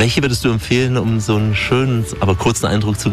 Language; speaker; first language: German; native; German